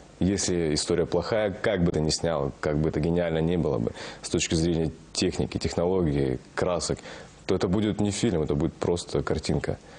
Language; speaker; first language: Russian; non-native, local second language; Kazakh